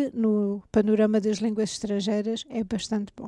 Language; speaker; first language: Portuguese; native; Portuguese